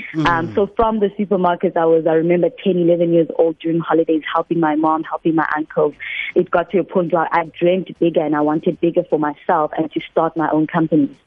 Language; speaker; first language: English; non-native, local second language; Northern Sotho